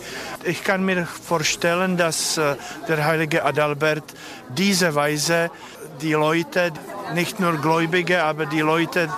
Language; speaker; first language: German; non-native, fluent; Czech